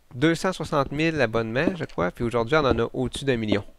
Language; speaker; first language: French; native; French